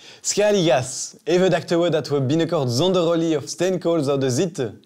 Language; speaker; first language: Dutch; non-native, local second language; French